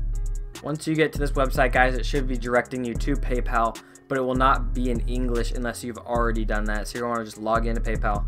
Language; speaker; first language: English; native; English